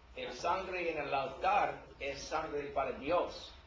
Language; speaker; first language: Spanish; non-native, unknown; English